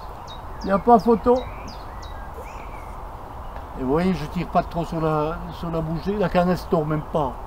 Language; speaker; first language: French; native; French